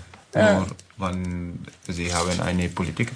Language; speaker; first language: German; non-native, learner; Arabic